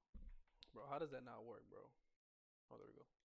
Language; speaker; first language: English; native; English